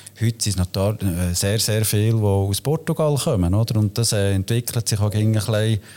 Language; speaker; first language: German; native; German